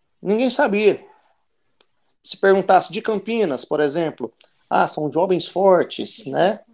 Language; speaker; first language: Portuguese; native; Portuguese